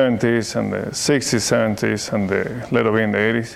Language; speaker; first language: English; non-native, fluent; Spanish